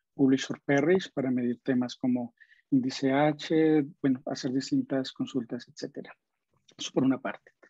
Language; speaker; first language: Spanish; native; Spanish